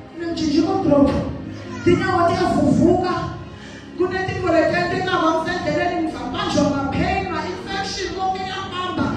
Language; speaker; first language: Zulu; non-native, local second language; Swati